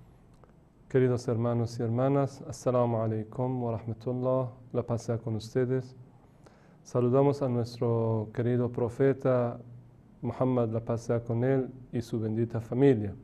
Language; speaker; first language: Spanish; non-native, fluent; Persian